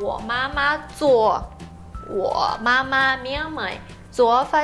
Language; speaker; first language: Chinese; non-native, fluent; Portuguese